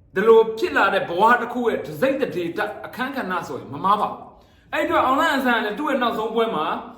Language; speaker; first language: Burmese; native; Burmese